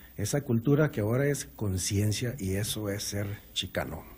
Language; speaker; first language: Spanish; native; Spanish